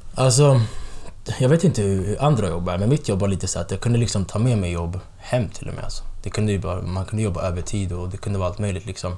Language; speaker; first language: Swedish; early bilingual, other home language; Tigrinya